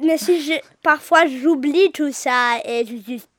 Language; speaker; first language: French; early bilingual, heritage; English